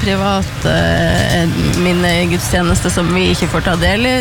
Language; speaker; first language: Norwegian; native; Norwegian